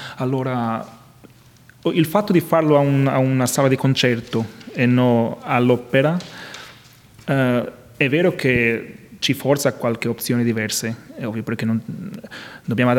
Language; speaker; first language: Italian; non-native, fluent; Portuguese